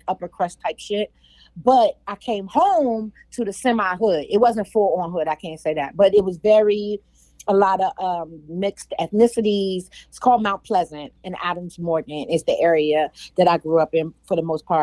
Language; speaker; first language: English; native; English